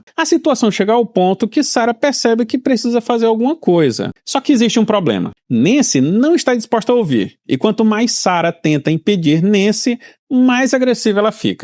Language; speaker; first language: Portuguese; native; Portuguese